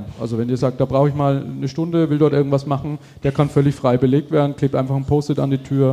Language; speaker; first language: German; native; German